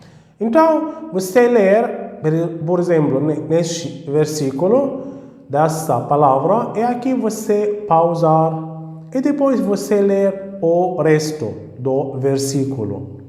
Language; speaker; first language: Portuguese; non-native, fluent; Arabic